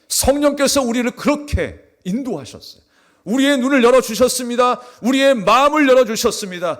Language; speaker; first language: Korean; native; Korean